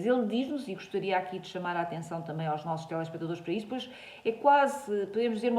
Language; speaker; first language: Portuguese; native; Portuguese